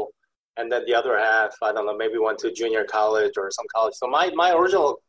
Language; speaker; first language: English; early bilingual, other home language; Korean